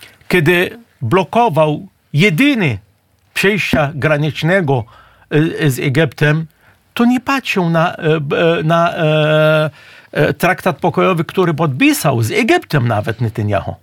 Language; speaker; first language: Polish; non-native, fluent; Arabic